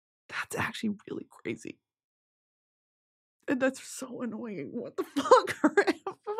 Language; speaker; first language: English; native; English